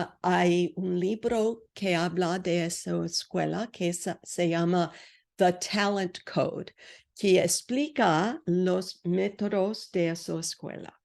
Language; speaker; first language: Spanish; non-native, learner; English